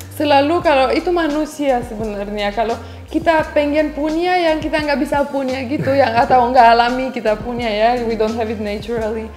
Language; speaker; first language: Indonesian; non-native, fluent; Romanian